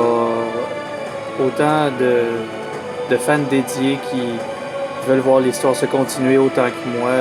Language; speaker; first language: French; native; French